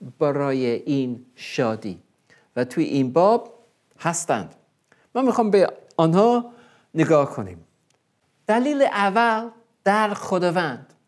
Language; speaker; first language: Persian; non-native, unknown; English